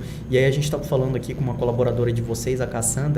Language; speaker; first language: Portuguese; native; Portuguese